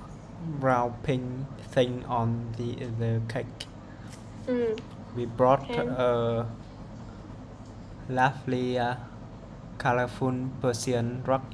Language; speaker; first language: English; non-native, learner; Vietnamese